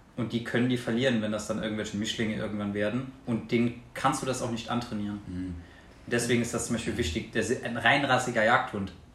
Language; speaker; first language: German; native; German